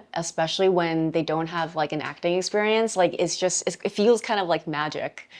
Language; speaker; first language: English; native; English